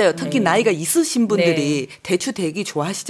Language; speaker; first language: Korean; non-native, fluent; Chinese